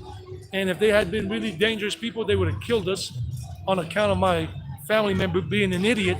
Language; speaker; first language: English; native; English